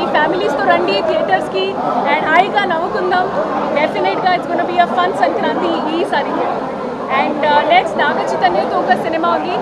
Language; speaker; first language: Telugu; non-native, fluent; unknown